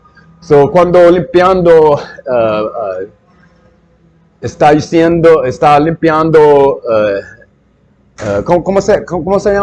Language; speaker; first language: Spanish; non-native, learner; English